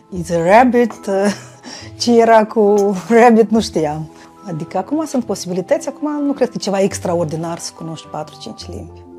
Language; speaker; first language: Romanian; native; Romanian